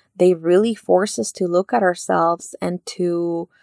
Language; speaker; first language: English; early bilingual, other home language; Spanish